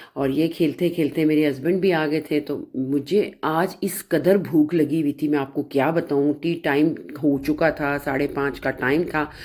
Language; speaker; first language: Urdu; non-native, local second language; Punjabi